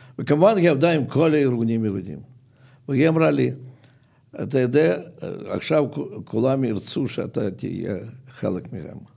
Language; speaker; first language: Hebrew; non-native, fluent; Russian